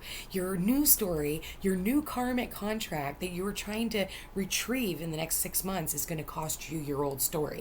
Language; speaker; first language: English; native; English